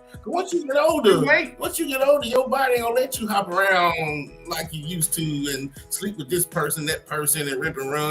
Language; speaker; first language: English; native; English